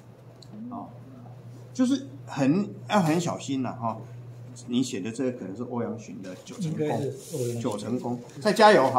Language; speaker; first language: Chinese; native; Chinese